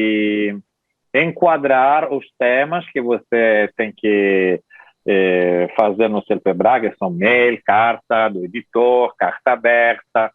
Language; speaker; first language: Portuguese; non-native, fluent; Italian